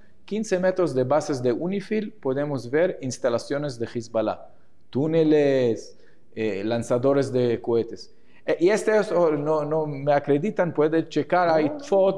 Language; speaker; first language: Spanish; non-native, fluent; Hebrew